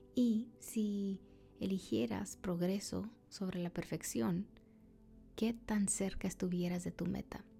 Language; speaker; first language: Spanish; early bilingual, heritage; Spanish